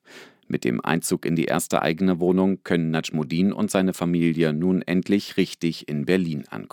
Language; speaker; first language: German; native; German